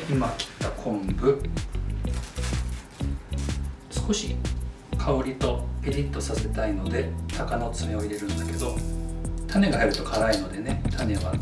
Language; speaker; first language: Japanese; native; Japanese